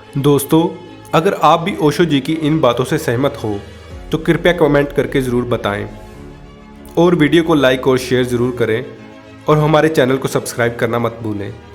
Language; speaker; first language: Hindi; native; Hindi